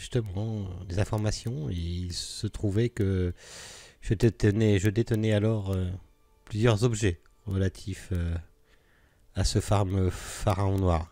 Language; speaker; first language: French; native; French